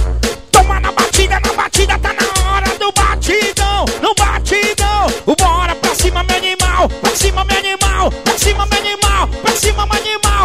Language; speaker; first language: Portuguese; native; Portuguese